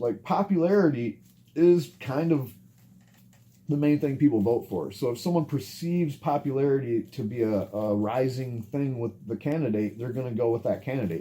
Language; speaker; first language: English; native; English